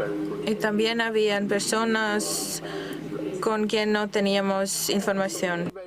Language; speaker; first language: Spanish; non-native, fluent; German